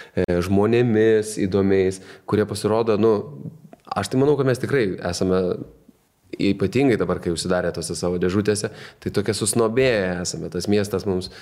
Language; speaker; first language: Lithuanian; native; Lithuanian